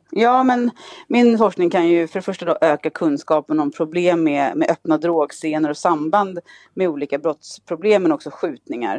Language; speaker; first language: Swedish; native; Swedish